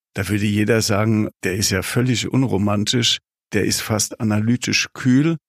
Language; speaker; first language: German; native; German